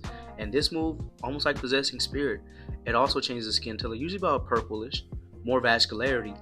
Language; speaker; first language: English; native; English